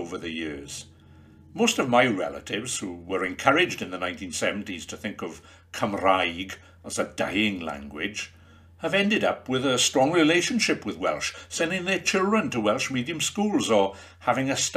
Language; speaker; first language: English; native; English